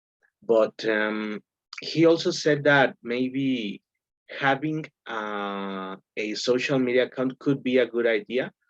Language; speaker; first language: English; non-native, fluent; Spanish